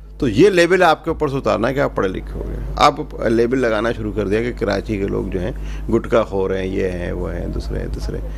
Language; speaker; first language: Urdu; native; Urdu